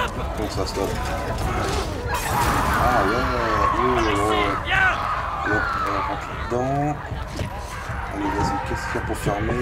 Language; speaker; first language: French; native; French